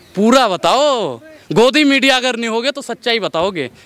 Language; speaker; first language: Hindi; native; Hindi